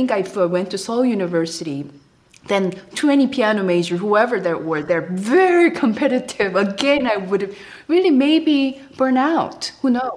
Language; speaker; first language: English; non-native, fluent; Korean